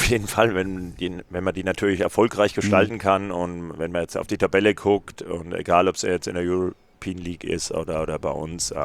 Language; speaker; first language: German; native; German